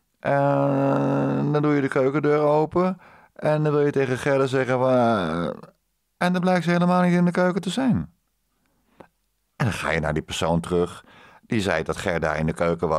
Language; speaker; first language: Dutch; native; Dutch